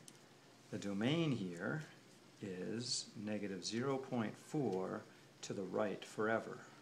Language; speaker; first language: English; native; English